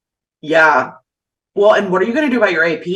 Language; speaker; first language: English; native; English